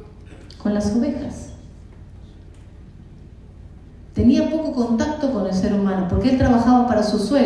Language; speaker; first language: Spanish; native; Spanish